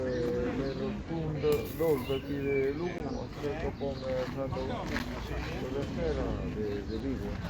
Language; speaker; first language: Spanish; non-native, local second language; Galician